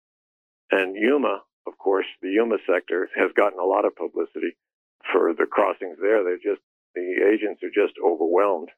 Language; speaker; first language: English; native; English